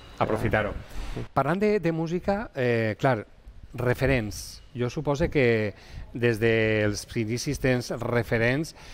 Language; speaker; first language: Catalan; native; Catalan